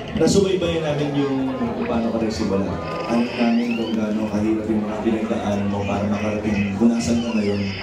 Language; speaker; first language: Filipino; native; Filipino